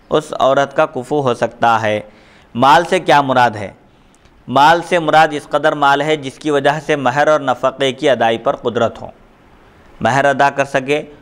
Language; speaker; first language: Urdu; native; Urdu